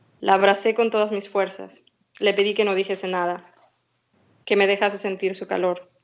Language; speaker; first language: Spanish; native; Spanish